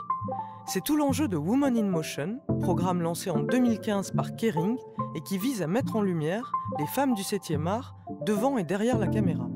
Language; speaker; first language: French; native; French